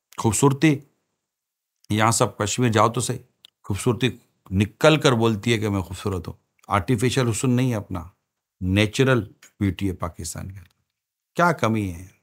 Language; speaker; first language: Urdu; native; Urdu